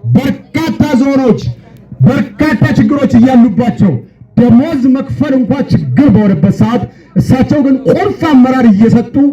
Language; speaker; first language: Amharic; non-native, local second language; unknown